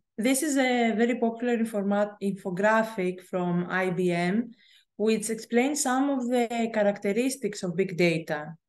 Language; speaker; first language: English; non-native, fluent; Greek